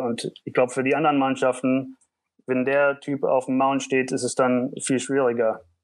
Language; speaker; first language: German; early bilingual, heritage; German